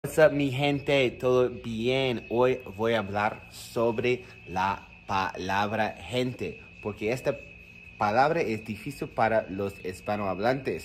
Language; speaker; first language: Spanish; non-native, fluent; English